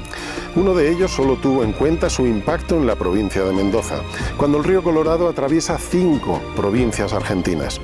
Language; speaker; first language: Spanish; native; Spanish